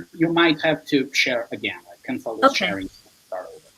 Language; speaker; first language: English; non-native, fluent; Portuguese